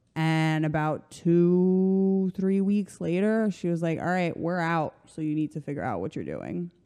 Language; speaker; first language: English; early bilingual, other home language; Slovenian